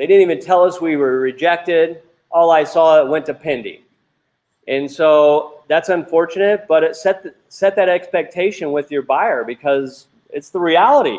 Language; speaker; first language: English; native; English